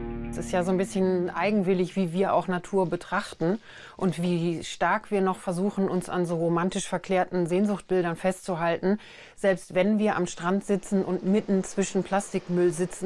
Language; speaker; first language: German; native; German